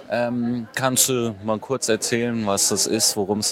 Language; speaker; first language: German; native; German